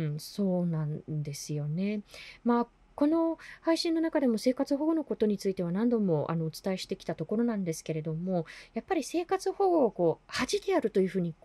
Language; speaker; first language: Japanese; native; Japanese